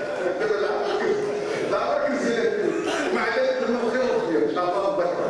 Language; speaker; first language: Arabic; native; Arabic